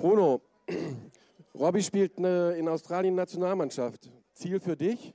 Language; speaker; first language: German; native; German